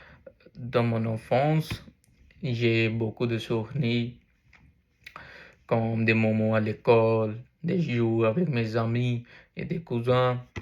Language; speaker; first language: French; non-native, learner; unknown